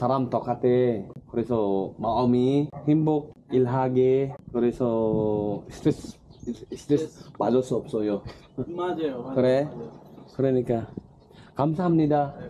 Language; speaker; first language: Korean; non-native, learner; Cebuano